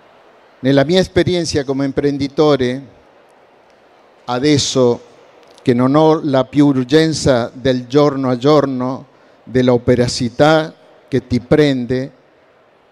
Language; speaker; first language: Italian; non-native, learner; Spanish